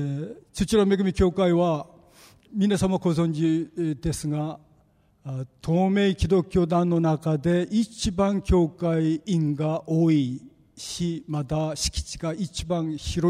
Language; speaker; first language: Japanese; non-native, fluent; Korean